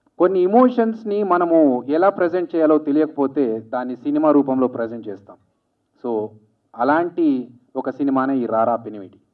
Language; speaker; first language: Telugu; native; Telugu